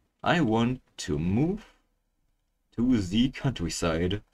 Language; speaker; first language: English; non-native, fluent; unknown